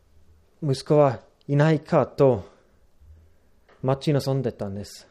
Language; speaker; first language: Japanese; non-native, fluent; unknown